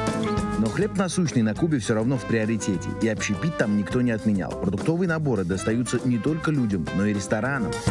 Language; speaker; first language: Russian; native; Russian